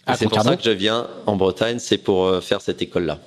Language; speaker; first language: French; native; French